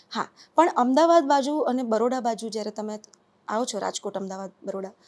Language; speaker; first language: Gujarati; native; Gujarati